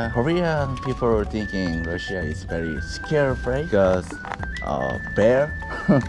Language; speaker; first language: English; non-native, learner; Korean